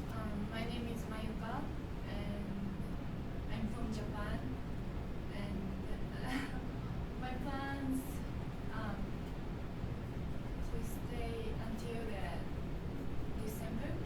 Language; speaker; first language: English; non-native, learner; Japanese